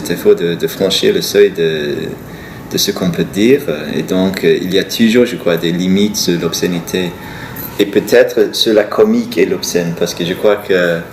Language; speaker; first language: French; non-native, fluent; English